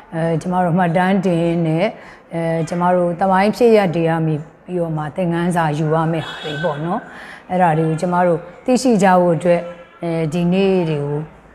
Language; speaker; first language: Burmese; native; Burmese